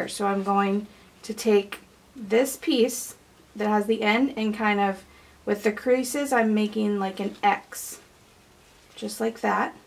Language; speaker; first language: English; native; English